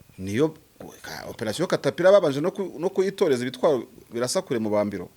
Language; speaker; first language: Kinyarwanda; native; Kinyarwanda